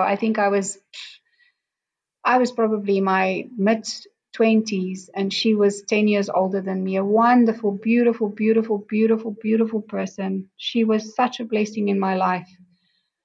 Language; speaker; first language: English; non-native, local second language; Afrikaans